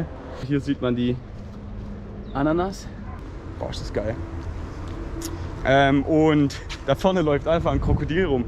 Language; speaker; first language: German; native; German